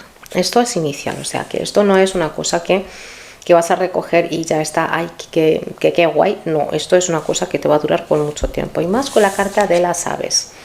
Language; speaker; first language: Spanish; native; Spanish